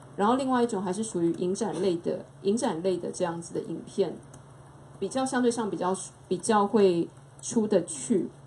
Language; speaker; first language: Chinese; native; Chinese